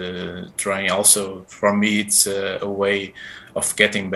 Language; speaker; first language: English; non-native, fluent; Portuguese